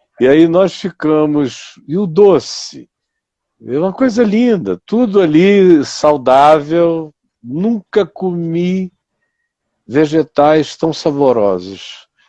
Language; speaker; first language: Portuguese; native; Portuguese